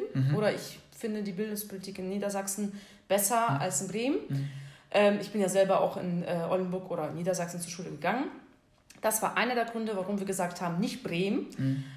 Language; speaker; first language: German; non-native, fluent; Russian